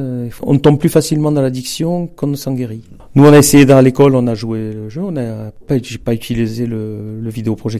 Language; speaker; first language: French; native; French